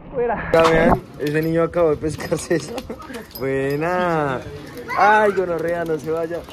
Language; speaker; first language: Spanish; native; Spanish